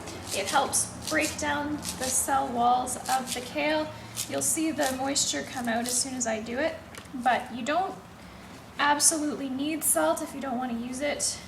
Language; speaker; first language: English; native; English